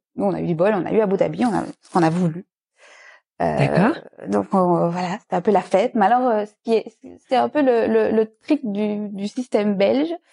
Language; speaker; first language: French; native; French